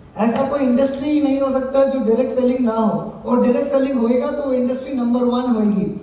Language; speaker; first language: Hindi; native; Hindi